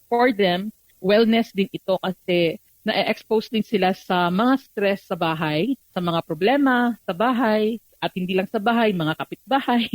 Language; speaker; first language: Filipino; native; Filipino